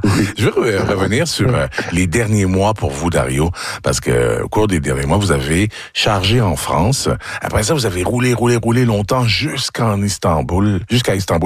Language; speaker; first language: French; native; French